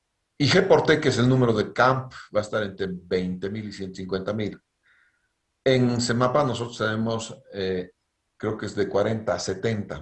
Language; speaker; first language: Spanish; native; Spanish